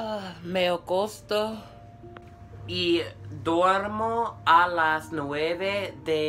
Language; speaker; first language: Spanish; non-native, learner; English